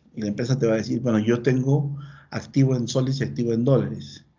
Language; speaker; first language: Spanish; native; Spanish